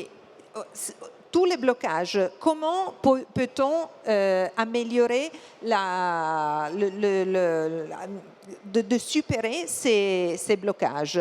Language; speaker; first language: French; non-native, fluent; Italian